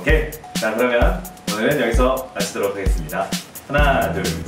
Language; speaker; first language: Korean; native; Korean